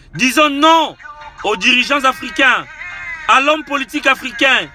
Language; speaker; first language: French; non-native, local second language; Lingala